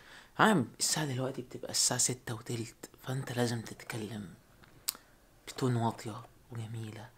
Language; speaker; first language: Arabic; native; Arabic